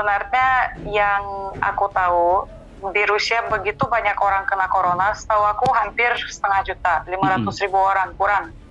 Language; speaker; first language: Indonesian; non-native, fluent; Russian